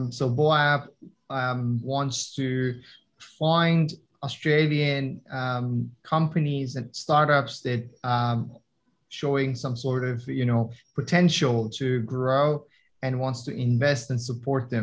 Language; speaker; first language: English; non-native, fluent; Persian